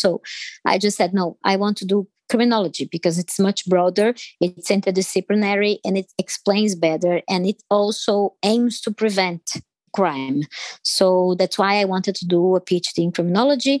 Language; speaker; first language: English; non-native, fluent; Portuguese